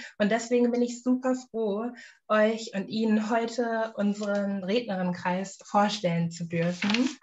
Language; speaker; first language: German; native; German